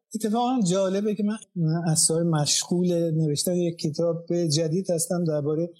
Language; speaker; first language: Persian; non-native, local second language; Azerbaijani